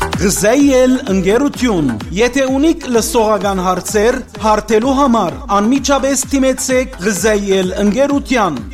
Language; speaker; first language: Armenian; native; Armenian